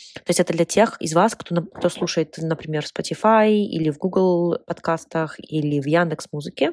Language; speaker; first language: Russian; native; Russian